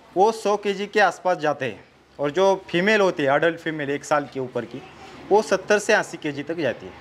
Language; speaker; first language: Hindi; non-native, local second language; Marathi